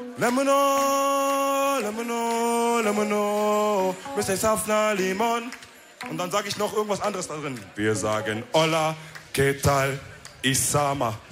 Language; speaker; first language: German; early bilingual, other home language; Wolof